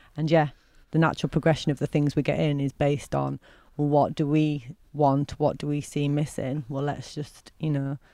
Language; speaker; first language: English; native; English